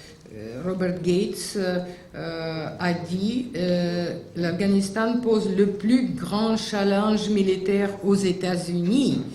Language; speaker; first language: French; non-native, fluent; Russian